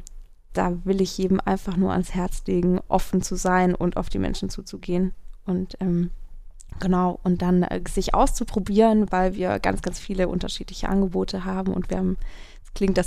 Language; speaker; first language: German; native; German